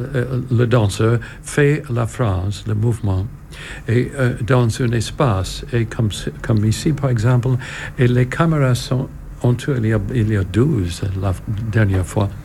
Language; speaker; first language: French; non-native, learner; English